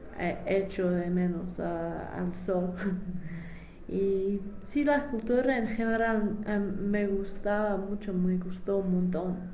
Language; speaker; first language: Spanish; non-native, fluent; English